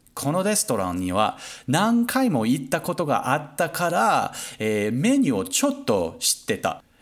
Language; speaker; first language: Japanese; non-native, fluent; English